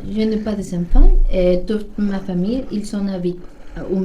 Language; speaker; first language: French; non-native, learner; Spanish